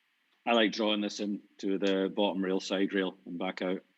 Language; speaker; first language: English; native; English